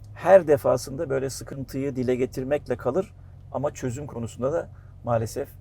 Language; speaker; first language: Turkish; native; Turkish